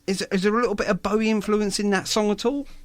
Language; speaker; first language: English; native; English